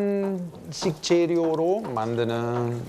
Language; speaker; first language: Korean; early bilingual, heritage; Italian